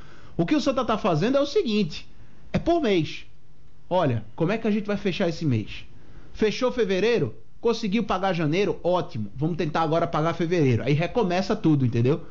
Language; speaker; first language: Portuguese; native; Portuguese